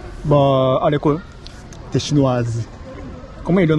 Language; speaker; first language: French; non-native, learner; Korean